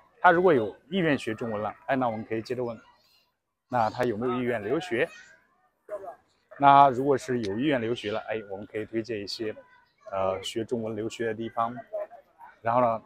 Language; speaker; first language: Chinese; native; Chinese